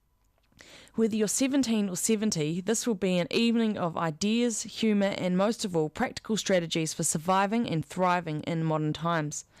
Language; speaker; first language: English; native; English